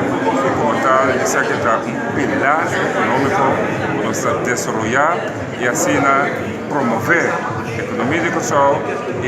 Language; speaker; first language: Portuguese; non-native, learner; Papiamento